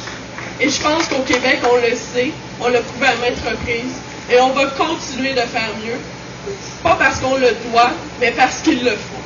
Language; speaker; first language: French; native; French